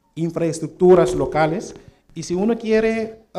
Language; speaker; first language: Spanish; non-native, fluent; Papiamento